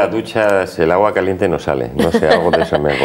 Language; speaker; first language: Spanish; native; Spanish